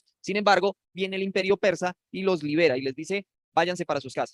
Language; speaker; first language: Spanish; native; Spanish